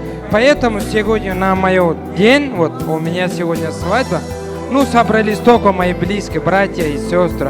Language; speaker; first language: Russian; non-native, fluent; Turkmen